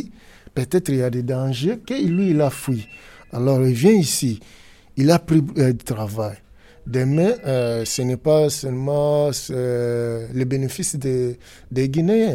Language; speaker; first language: French; non-native, learner; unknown